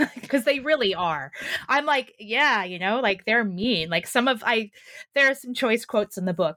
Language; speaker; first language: English; native; English